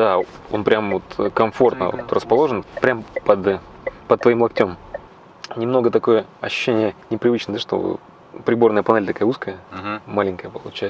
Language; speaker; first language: Russian; native; Russian